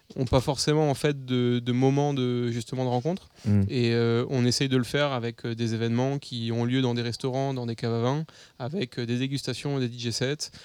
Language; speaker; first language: French; native; French